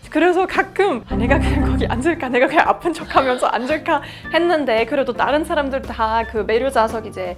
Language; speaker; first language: Korean; non-native, fluent; German